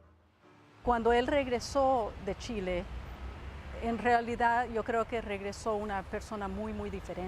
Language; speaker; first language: Spanish; early bilingual, heritage; Spanish